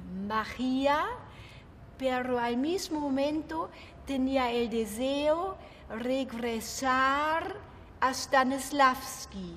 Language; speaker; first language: Spanish; non-native, fluent; German